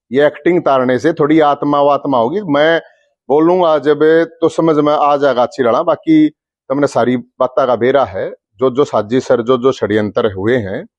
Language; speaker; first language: Hindi; native; Hindi